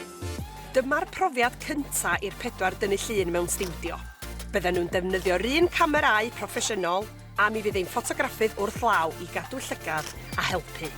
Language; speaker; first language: Welsh; native; Welsh